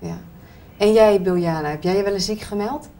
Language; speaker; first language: Dutch; native; Dutch